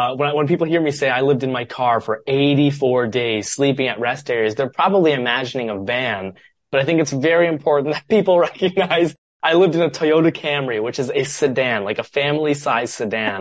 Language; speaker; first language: English; native; English